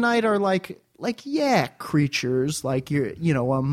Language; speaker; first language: English; native; English